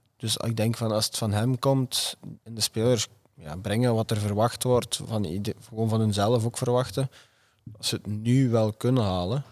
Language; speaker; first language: Dutch; native; Dutch